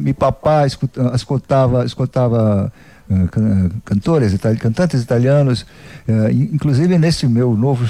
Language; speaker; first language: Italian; non-native, learner; Portuguese